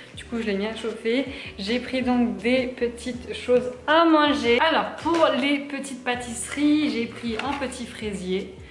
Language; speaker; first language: French; native; French